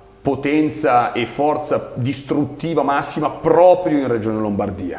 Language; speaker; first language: Italian; native; Italian